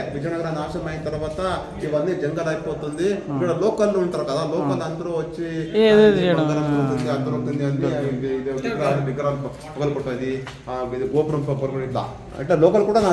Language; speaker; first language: Telugu; non-native, local second language; Kannada